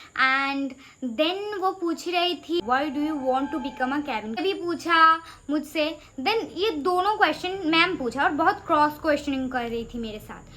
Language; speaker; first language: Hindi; non-native, local second language; Bangla